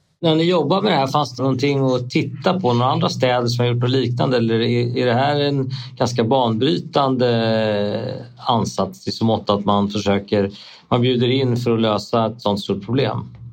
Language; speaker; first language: Swedish; native; Swedish